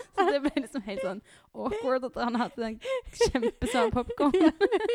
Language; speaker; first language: Norwegian; native; Norwegian